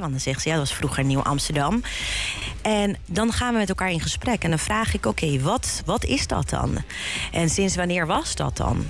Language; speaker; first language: Dutch; early bilingual, other home language; Bosnian